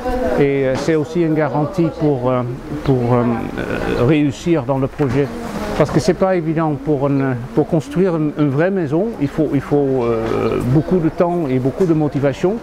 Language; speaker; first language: French; non-native, fluent; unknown